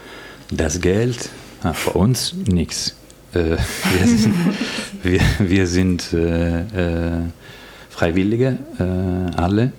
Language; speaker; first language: German; non-native, fluent; Italian